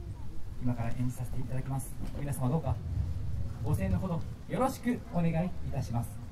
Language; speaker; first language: Japanese; native; Japanese